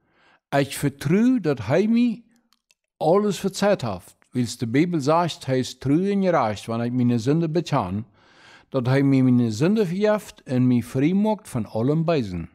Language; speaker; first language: German; non-native, local second language; Plautdietsch